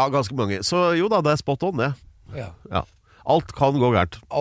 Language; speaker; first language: Norwegian; native; Norwegian